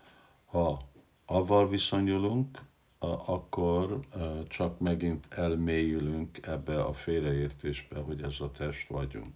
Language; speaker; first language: Hungarian; non-native, fluent; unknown